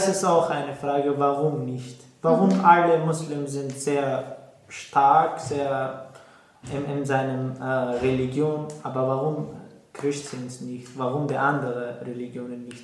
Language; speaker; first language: German; non-native, learner; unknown